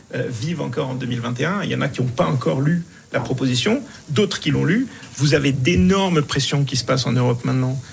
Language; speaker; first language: French; non-native, local second language; Arabic